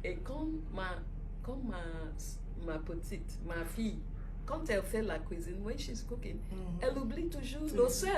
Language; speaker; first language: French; non-native, fluent; Igbo